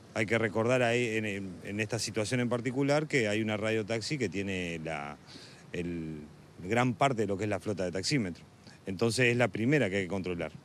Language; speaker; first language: Spanish; native; Spanish